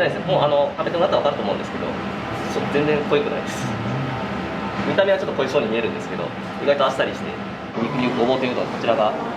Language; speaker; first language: Japanese; native; Japanese